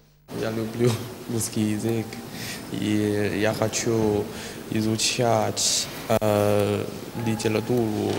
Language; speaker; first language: Russian; non-native, learner; Chinese